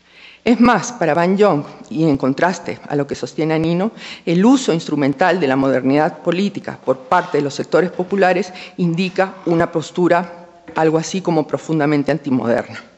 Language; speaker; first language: Spanish; native; Spanish